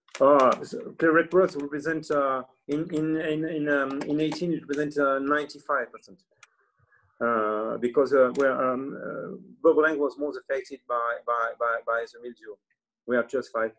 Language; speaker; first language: English; non-native, learner; French